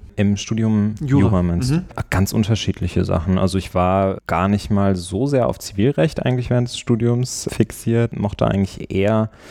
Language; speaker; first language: German; native; German